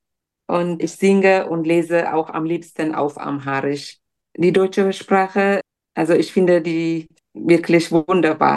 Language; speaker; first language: German; non-native, fluent; Tigrinya